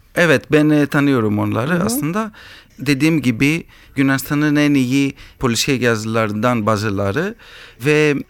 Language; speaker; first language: Turkish; non-native, learner; Greek